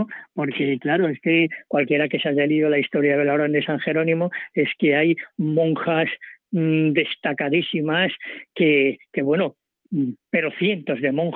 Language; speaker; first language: Spanish; native; Spanish